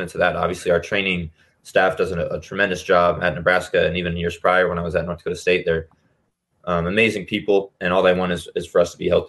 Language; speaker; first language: English; native; English